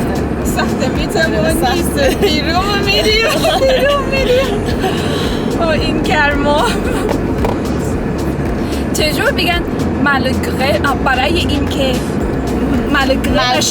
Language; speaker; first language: Persian; non-native, learner; Chinese